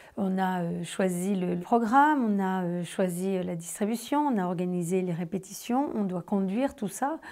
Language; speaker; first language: French; native; French